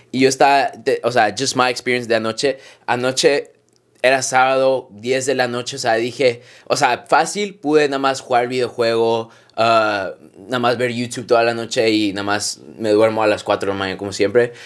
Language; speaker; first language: Spanish; early bilingual, heritage; Spanish